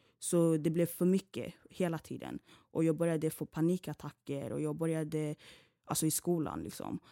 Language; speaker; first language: Swedish; early bilingual, other home language; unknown